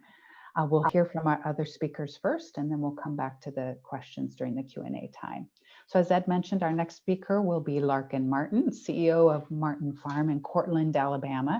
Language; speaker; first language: English; native; English